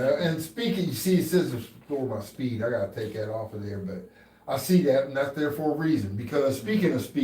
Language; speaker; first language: English; native; English